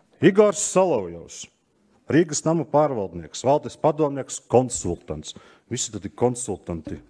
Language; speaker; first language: Latvian; native; Latvian